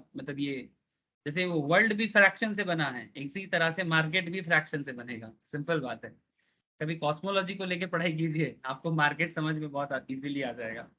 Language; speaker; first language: Hindi; non-native, local second language; Bangla